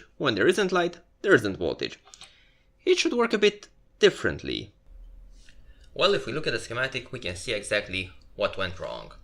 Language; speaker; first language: English; non-native, fluent; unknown